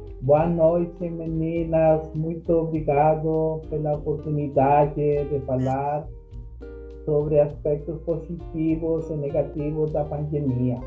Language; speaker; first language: Portuguese; non-native, learner; Spanish